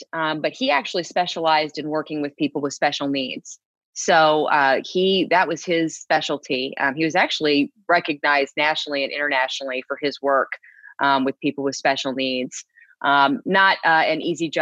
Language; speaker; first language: English; native; English